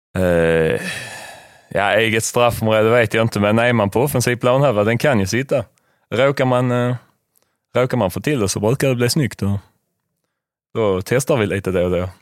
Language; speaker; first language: Swedish; native; Swedish